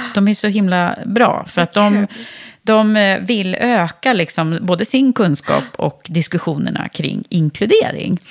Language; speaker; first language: Swedish; native; Swedish